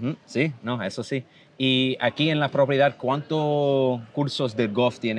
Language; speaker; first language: Spanish; non-native, learner; English